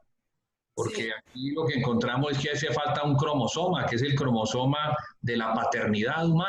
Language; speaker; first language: Spanish; native; Spanish